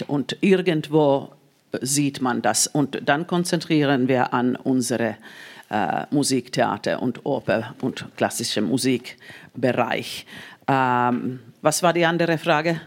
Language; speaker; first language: German; non-native, fluent; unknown